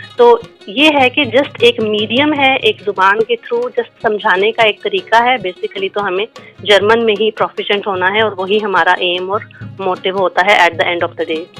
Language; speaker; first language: Urdu; native; Urdu